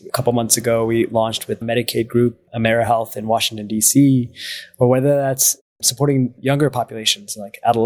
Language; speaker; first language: English; native; English